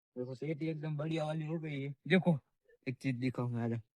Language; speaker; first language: Hindi; non-native, local second language; Gujarati